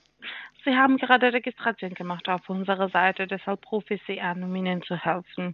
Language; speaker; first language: German; non-native, learner; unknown